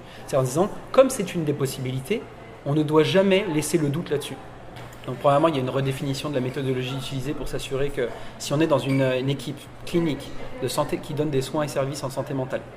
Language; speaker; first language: French; native; French